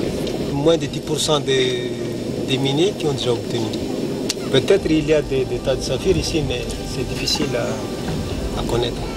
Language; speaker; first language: French; non-native, local second language; Malagasy